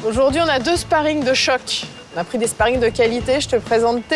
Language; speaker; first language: French; native; French